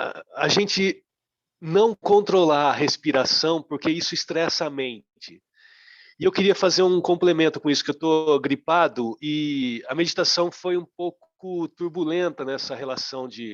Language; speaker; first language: Portuguese; native; Portuguese